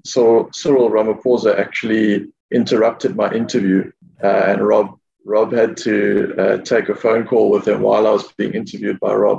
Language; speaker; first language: English; native; English